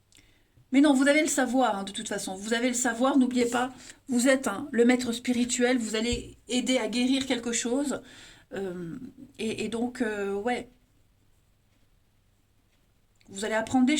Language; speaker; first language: French; native; French